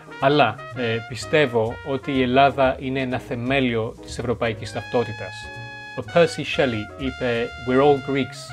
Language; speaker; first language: Greek; non-native, fluent; French